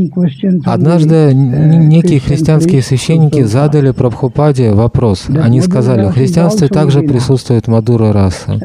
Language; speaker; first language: Russian; native; Russian